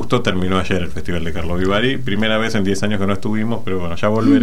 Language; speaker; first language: Spanish; native; Spanish